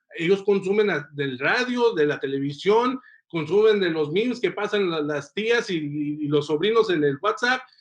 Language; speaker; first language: Spanish; early bilingual, heritage; Spanish